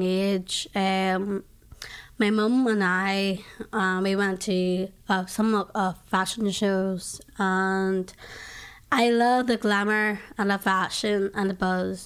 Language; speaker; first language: English; native; English